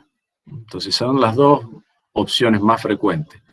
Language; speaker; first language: Spanish; native; Spanish